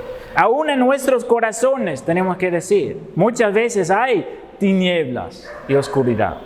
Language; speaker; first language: Spanish; non-native, fluent; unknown